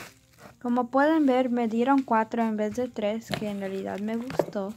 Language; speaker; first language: Spanish; early bilingual, heritage; Spanish